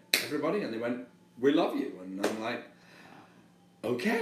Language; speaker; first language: English; native; English